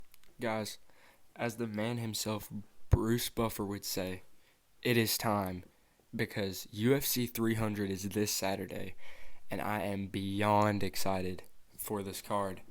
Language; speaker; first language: English; native; English